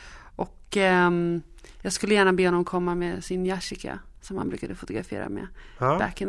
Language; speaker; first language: Swedish; native; Swedish